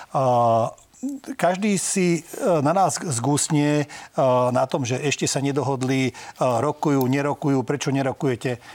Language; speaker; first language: Slovak; non-native, local second language; Hungarian